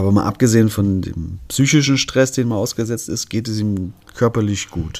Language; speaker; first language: German; native; German